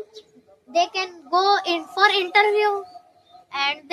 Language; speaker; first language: English; non-native, learner; Hindi